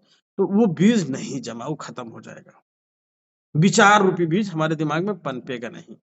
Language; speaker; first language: Hindi; native; Hindi